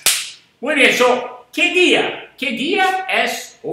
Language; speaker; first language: Spanish; non-native, fluent; English